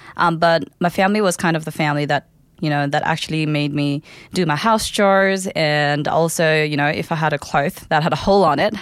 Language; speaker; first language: English; non-native, local second language; Nepali